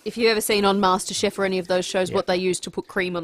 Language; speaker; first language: English; native; English